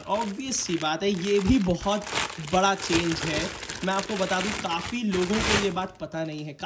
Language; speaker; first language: Hindi; native; Hindi